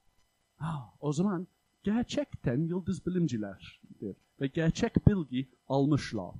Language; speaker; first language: Turkish; non-native, fluent; English